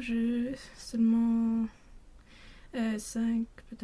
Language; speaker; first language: French; non-native, learner; Swedish